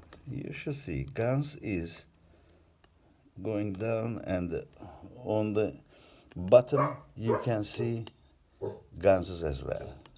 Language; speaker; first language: English; non-native, learner; Turkish